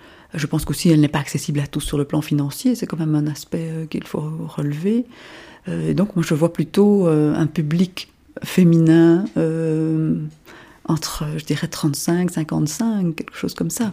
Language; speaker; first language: French; native; French